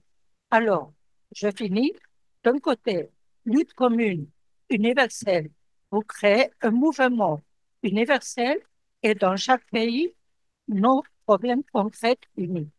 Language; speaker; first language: French; non-native, fluent; Spanish